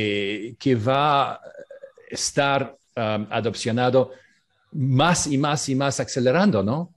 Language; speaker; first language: Spanish; non-native, learner; English